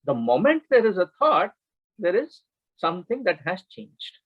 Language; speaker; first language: English; non-native, local second language; Kannada